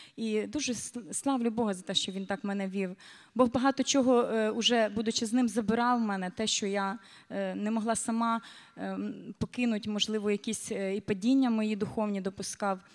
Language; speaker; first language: Ukrainian; native; Ukrainian